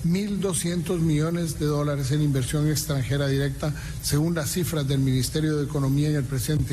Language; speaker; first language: Spanish; native; Spanish